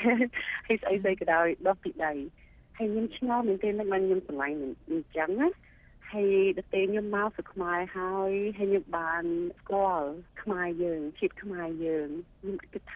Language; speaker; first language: Khmer; early bilingual, heritage; Khmer